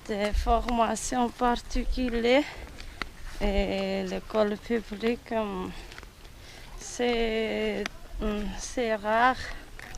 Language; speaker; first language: French; non-native, local second language; Malagasy